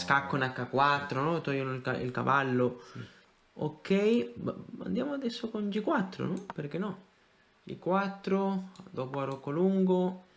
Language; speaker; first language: Italian; non-native, fluent; Spanish